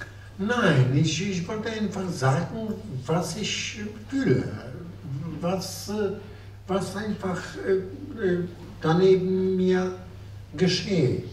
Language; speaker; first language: German; non-native, fluent; Polish